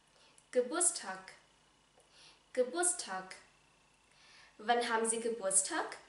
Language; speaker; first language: German; non-native, fluent; Vietnamese